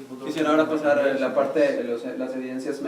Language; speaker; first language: Spanish; native; Spanish